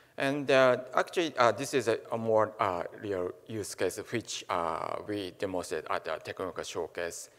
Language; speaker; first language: English; non-native, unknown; Japanese